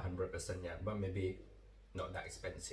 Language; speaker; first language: English; non-native, learner; Indonesian